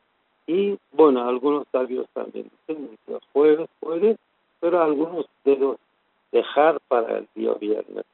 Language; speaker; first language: Spanish; non-native, learner; Persian